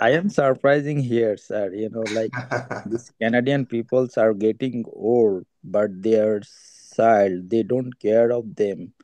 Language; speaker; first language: English; non-native, learner; Bangla